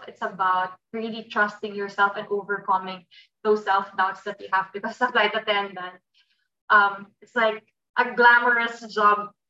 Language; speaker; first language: English; non-native, local second language; Filipino